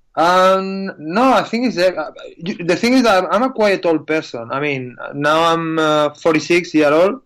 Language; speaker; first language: English; non-native, fluent; Spanish